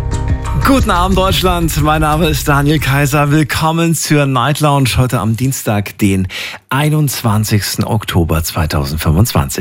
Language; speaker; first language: German; native; German